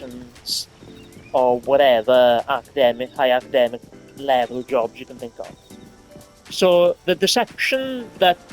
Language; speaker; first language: English; native; English